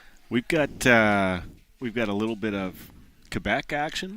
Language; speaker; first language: English; native; English